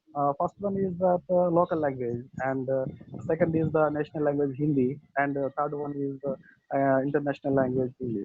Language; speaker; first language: English; non-native, local second language; Telugu